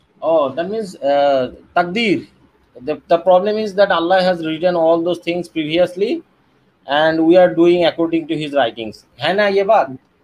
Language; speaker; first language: Hindi; non-native, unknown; Bangla